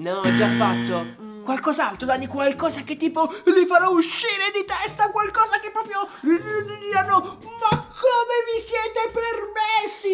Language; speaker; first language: Italian; native; Italian